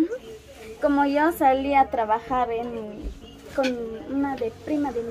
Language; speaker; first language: Spanish; non-native, local second language; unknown